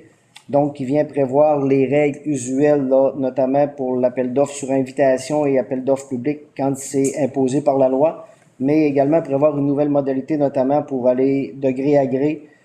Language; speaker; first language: French; native; French